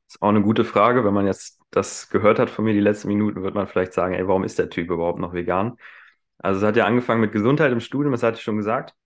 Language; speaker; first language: German; native; German